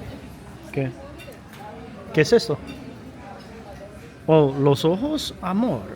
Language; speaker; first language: Spanish; non-native, learner; English